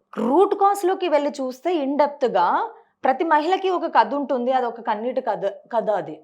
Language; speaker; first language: Telugu; early bilingual, heritage; Telugu